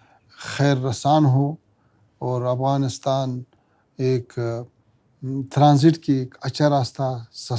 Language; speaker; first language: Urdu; non-native, fluent; Pashto